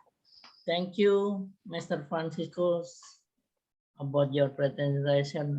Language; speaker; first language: English; non-native, learner; Indonesian